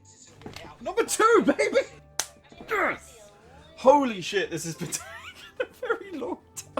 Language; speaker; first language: English; native; English